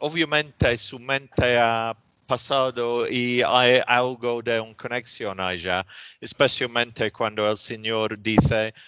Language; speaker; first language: Spanish; non-native, learner; English